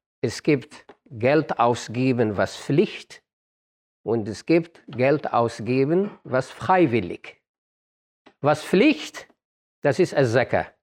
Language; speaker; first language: German; non-native, fluent; Arabic